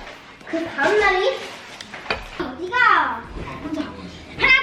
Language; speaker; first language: Korean; early bilingual, heritage; English